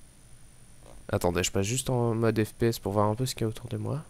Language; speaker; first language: French; native; French